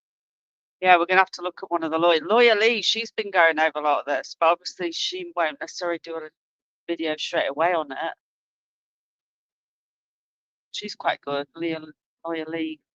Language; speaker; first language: English; native; English